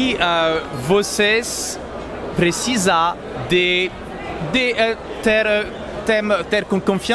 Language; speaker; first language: Portuguese; non-native, learner; French